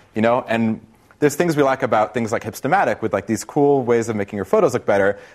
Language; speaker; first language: English; non-native, fluent; Portuguese